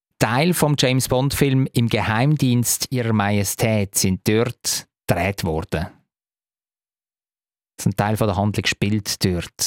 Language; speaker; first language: German; native; German